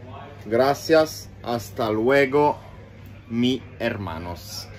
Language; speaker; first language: Spanish; non-native, learner; French